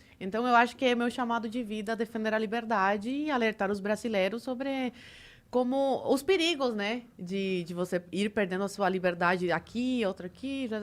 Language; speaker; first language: Portuguese; non-native, fluent; Spanish